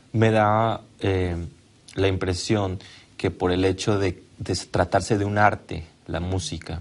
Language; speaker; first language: Spanish; native; Spanish